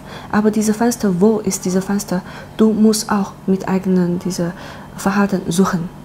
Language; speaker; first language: German; non-native, learner; Chinese